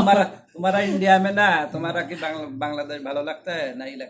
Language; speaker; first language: Hindi; non-native, learner; Bangla